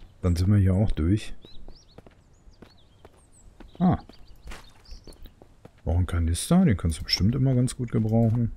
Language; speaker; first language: German; native; German